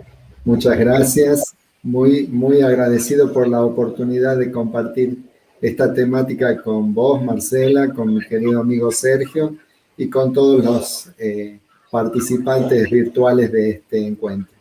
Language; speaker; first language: Spanish; native; Spanish